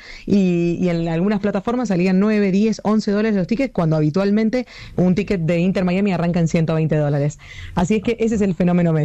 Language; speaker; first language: Spanish; native; Spanish